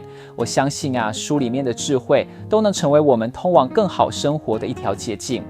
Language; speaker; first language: Chinese; native; Chinese